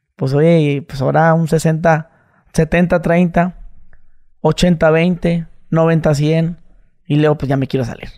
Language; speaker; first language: Spanish; native; Spanish